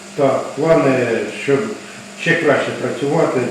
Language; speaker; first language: Ukrainian; native; Ukrainian